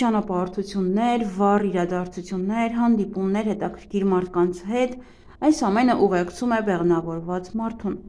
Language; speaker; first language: Armenian; native; Armenian